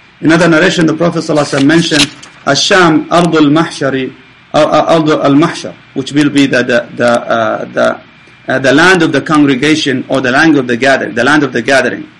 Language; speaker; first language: English; non-native, fluent; Arabic